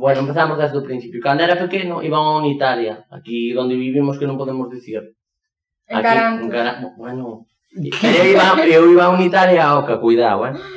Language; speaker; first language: Galician; non-native, local second language; Spanish